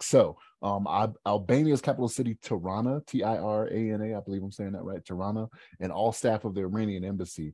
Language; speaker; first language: English; native; English